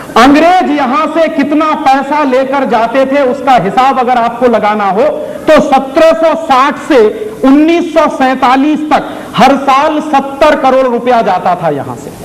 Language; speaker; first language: Hindi; native; Hindi